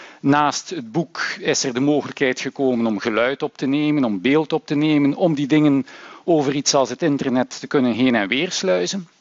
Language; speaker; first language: Dutch; native; Dutch